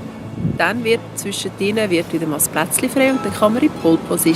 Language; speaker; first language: German; native; German